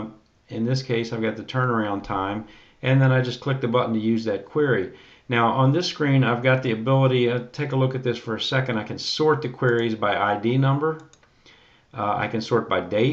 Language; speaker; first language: English; native; English